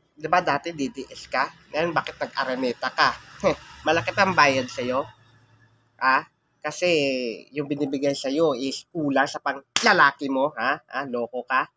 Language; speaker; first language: Filipino; non-native, local second language; Cebuano